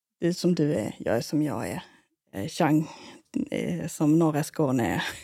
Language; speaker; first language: Swedish; native; Swedish